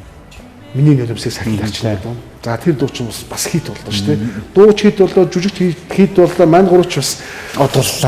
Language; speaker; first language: Mongolian; native; Mongolian